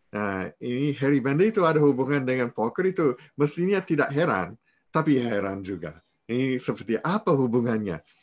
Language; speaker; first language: Indonesian; non-native, fluent; English